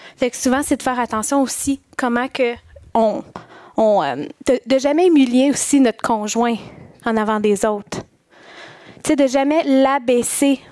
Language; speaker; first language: French; native; French